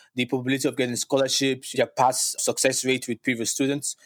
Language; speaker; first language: English; non-native, local second language; Yoruba